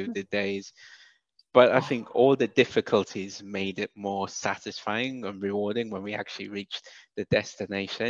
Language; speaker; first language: English; native; English